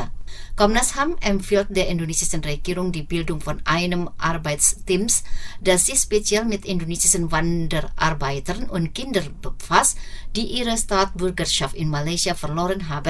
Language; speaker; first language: German; non-native, fluent; Indonesian